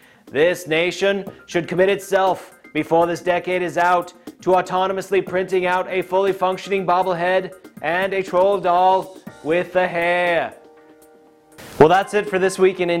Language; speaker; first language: English; native; English